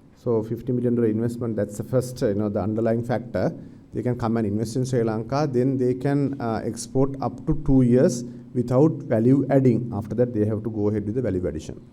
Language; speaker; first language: English; non-native, local second language; Sinhala